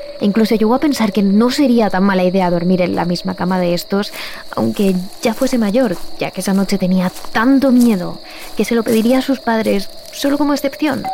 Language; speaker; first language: Spanish; native; Spanish